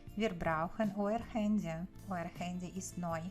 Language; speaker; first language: German; non-native, fluent; Ukrainian